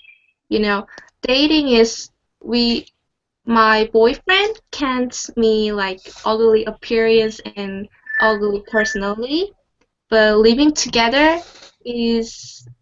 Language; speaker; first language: English; non-native, learner; Korean